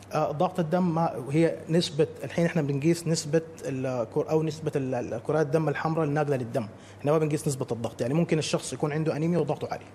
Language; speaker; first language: Arabic; native; Arabic